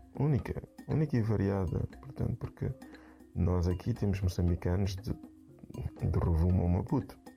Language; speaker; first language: Portuguese; native; Portuguese